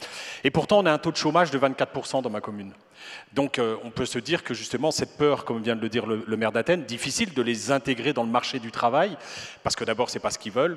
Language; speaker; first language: French; native; French